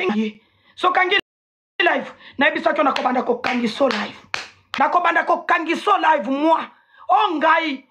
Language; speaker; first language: Lingala; non-native, local second language; Swahili